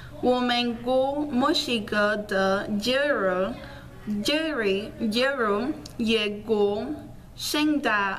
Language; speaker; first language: Chinese; non-native, learner; Spanish